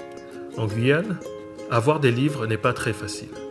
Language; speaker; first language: French; native; French